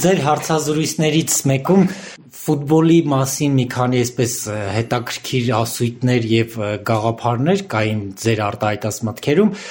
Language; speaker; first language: Armenian; native; Armenian